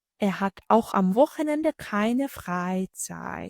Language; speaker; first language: German; non-native, fluent; Ukrainian